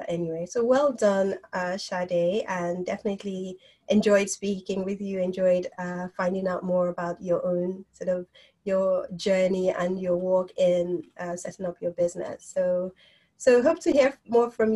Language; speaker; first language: English; non-native, local second language; Yoruba